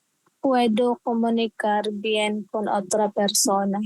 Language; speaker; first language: Spanish; non-native, learner; Filipino